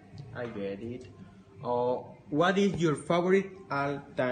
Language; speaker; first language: English; non-native, learner; Spanish